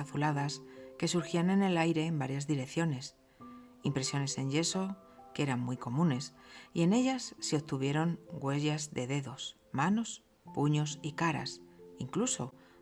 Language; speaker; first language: Spanish; native; Spanish